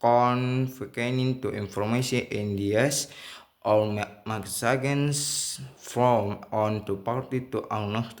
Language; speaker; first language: English; non-native, learner; Indonesian